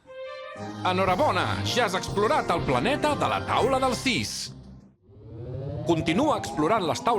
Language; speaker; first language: Catalan; native; Catalan